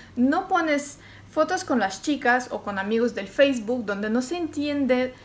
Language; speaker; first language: Spanish; non-native, learner; Ukrainian